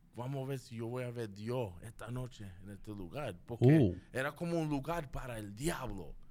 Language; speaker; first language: Spanish; early bilingual, heritage; Spanish